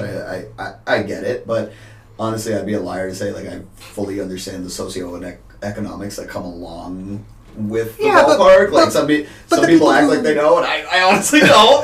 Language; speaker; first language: English; native; English